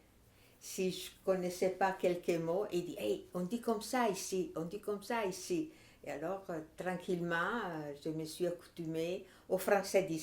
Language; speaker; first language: French; non-native, fluent; Italian